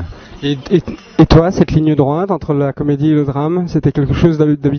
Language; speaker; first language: French; native; French